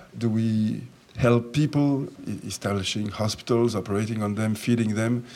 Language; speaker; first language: English; non-native, fluent; French